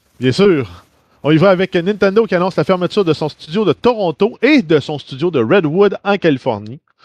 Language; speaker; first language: French; native; French